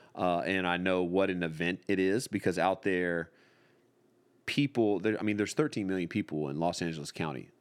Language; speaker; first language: English; native; English